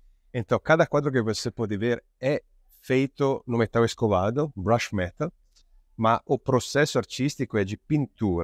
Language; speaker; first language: Portuguese; non-native, fluent; Italian